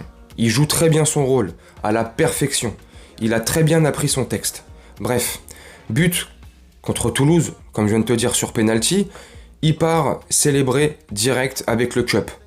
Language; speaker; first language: French; native; French